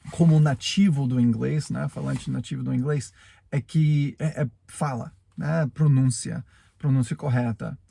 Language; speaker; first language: Portuguese; non-native, fluent; English